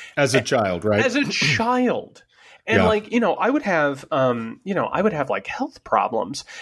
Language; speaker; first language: English; native; English